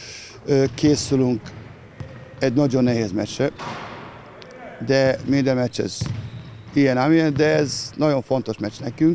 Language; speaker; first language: Hungarian; non-native, learner; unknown